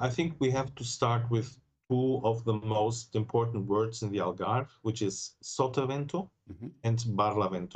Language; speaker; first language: English; non-native, fluent; German